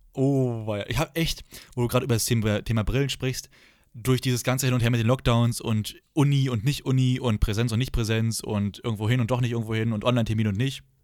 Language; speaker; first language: German; native; German